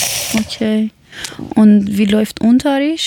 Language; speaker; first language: German; non-native, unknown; Persian